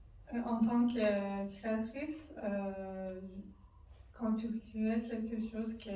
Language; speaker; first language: French; non-native, learner; Persian